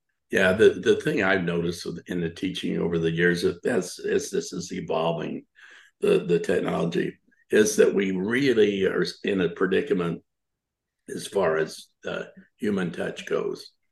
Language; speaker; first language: English; native; English